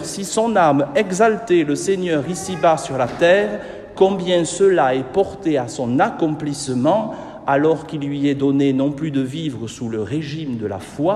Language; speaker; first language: French; native; French